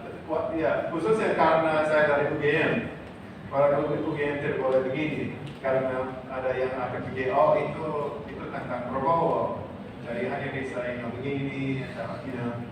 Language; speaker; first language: Indonesian; non-native, fluent; English